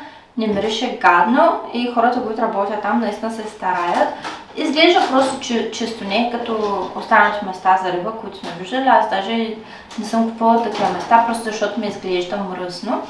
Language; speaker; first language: Bulgarian; native; Bulgarian